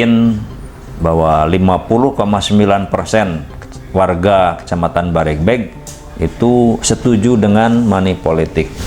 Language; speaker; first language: Indonesian; native; Indonesian